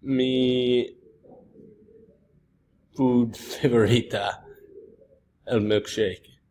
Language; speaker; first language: Spanish; non-native, learner; English